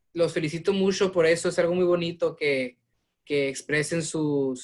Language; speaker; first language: Spanish; early bilingual, heritage; Spanish